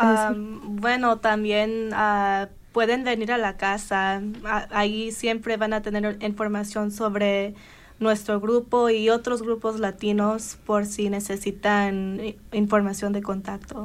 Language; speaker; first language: Spanish; early bilingual, heritage; Spanish